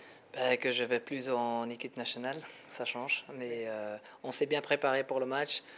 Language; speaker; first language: French; non-native, fluent; Dutch